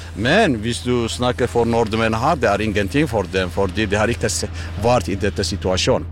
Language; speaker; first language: Norwegian; non-native, learner; Tigrinya